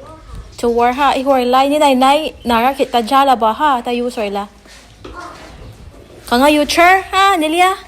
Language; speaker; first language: Chinese; non-native, learner; Hiligaynon